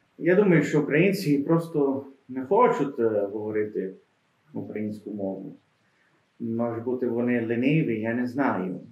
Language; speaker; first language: Ukrainian; non-native, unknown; Italian